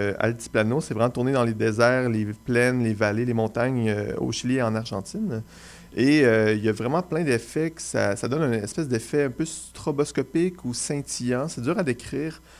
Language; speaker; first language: French; native; French